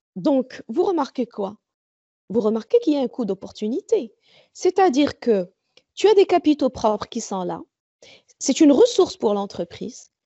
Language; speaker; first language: French; non-native, local second language; Arabic